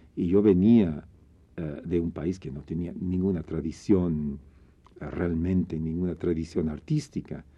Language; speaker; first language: Spanish; non-native, fluent; English